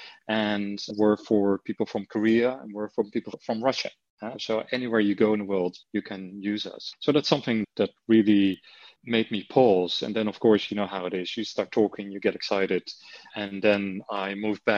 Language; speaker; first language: English; non-native, fluent; Dutch